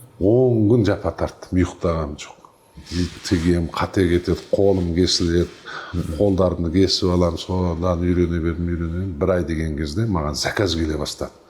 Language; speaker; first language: Kazakh; native; Kazakh